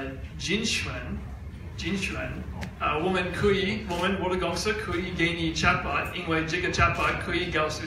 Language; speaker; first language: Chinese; non-native, learner; English